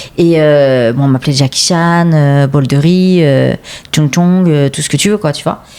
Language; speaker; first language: French; native; French